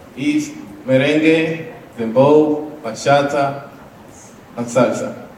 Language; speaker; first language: English; non-native, learner; Spanish